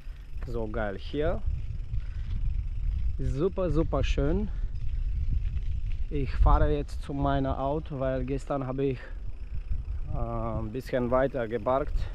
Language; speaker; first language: German; non-native, fluent; Polish